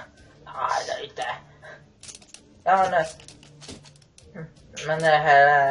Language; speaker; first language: Norwegian; non-native, learner; Swedish